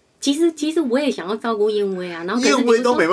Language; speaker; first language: Chinese; native; Chinese